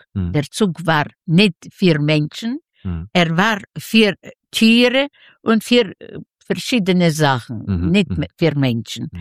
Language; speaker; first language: German; non-native, fluent; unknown